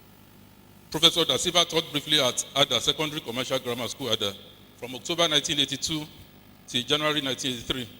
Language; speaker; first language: English; non-native, local second language; Yoruba